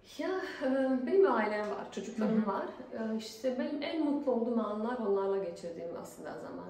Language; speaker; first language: Turkish; non-native, fluent; Bosnian